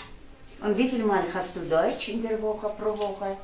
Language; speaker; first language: German; non-native, fluent; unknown